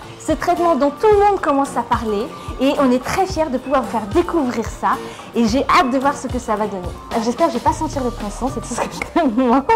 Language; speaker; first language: French; native; French